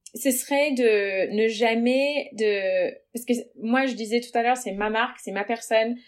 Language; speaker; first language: French; non-native, fluent; English